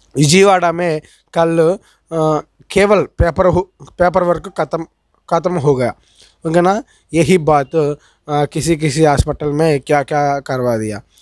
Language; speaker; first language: Hindi; non-native, local second language; Telugu